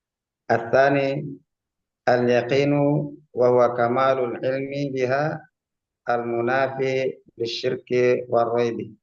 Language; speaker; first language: Arabic; non-native, learner; Indonesian